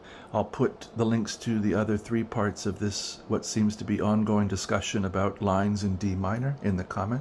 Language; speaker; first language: English; native; English